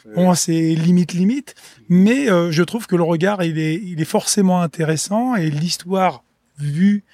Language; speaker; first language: French; native; French